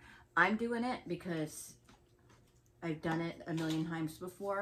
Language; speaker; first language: English; native; English